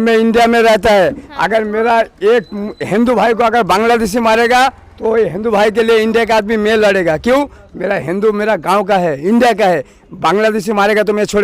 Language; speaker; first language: Hindi; non-native, local second language; Bangla